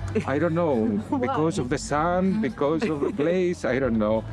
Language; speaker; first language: English; non-native, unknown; Greek